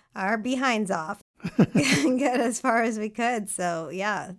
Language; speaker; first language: English; native; English